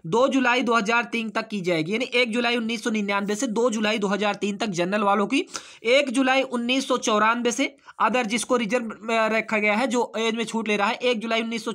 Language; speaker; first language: Hindi; native; Hindi